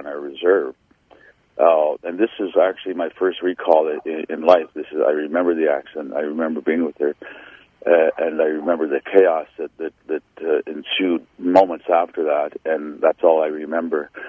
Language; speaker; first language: English; native; English